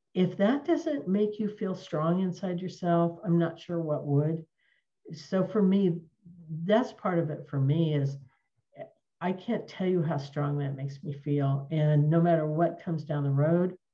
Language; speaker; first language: English; native; English